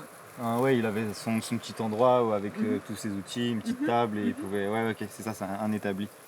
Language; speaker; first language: French; native; French